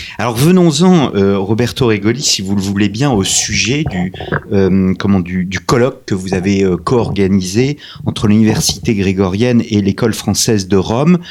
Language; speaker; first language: French; native; French